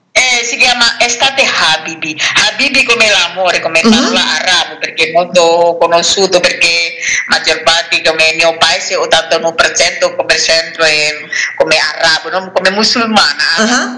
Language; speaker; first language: Italian; non-native, learner; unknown